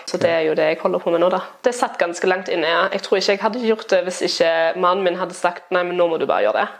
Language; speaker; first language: Norwegian; non-native, fluent; German